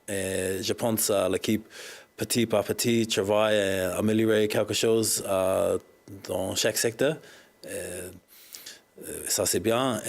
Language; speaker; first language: French; non-native, learner; English